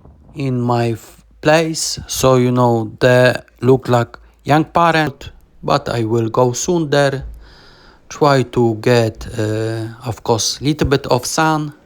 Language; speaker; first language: English; non-native, learner; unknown